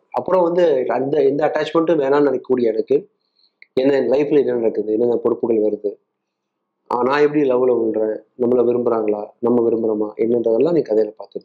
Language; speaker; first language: Tamil; native; Tamil